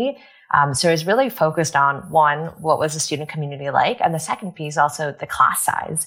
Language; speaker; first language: English; native; English